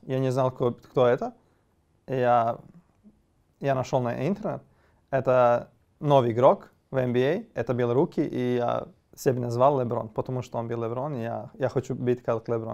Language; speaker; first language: Russian; non-native, learner; Serbian